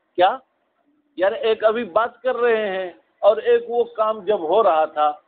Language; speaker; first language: Urdu; non-native, local second language; Sindhi